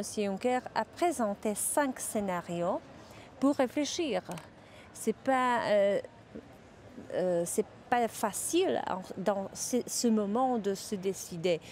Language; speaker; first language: French; non-native, fluent; Czech